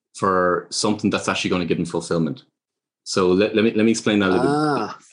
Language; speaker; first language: English; native; English